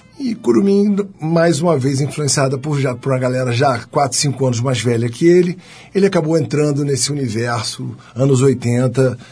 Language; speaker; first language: Portuguese; native; Portuguese